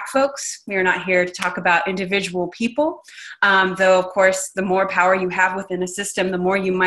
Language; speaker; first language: English; native; English